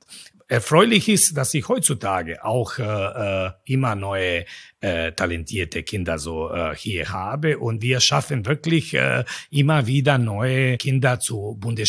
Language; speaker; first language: German; non-native, fluent; Croatian